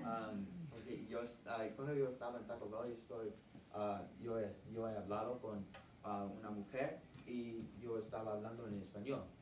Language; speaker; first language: Spanish; non-native, learner; English